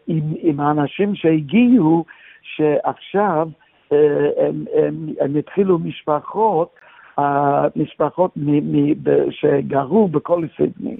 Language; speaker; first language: Hebrew; non-native, fluent; English